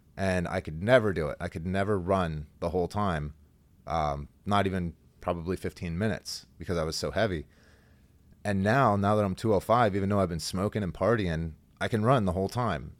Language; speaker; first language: English; native; English